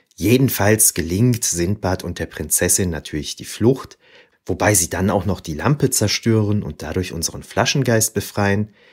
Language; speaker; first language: German; native; German